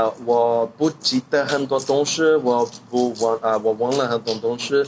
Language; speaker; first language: Chinese; non-native, learner; Portuguese